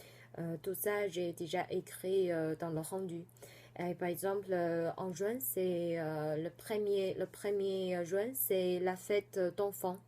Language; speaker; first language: French; non-native, fluent; Chinese